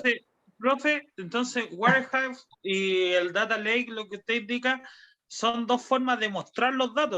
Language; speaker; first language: Spanish; native; Spanish